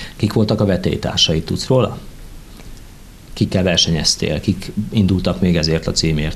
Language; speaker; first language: Hungarian; native; Hungarian